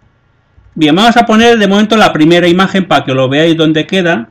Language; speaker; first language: Spanish; native; Spanish